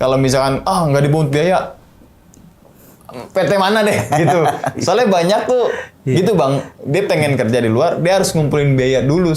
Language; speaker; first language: Indonesian; native; Indonesian